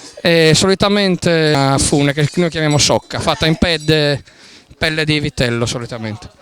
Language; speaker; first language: Italian; native; Italian